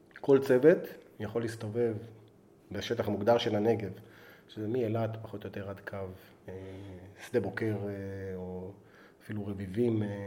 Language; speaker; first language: Hebrew; native; Hebrew